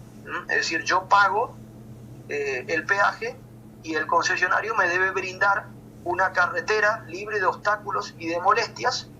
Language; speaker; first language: Spanish; native; Spanish